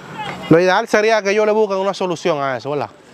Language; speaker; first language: Spanish; native; Spanish